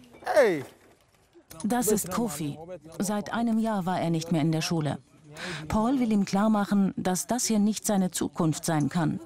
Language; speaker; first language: German; native; German